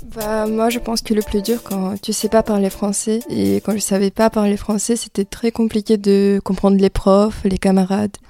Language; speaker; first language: French; early bilingual, other home language; Ukrainian